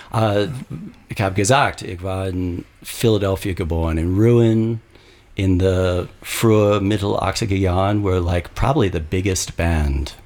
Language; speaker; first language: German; non-native, learner; English